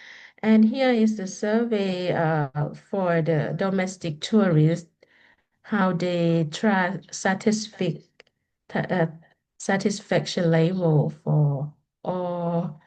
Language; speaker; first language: English; non-native, learner; Lao